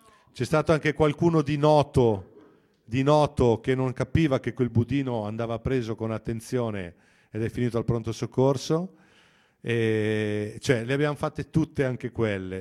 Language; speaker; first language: Italian; native; Italian